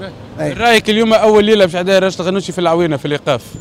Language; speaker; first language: Arabic; native; Arabic